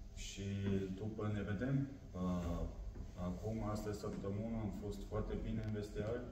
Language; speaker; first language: Romanian; non-native, learner; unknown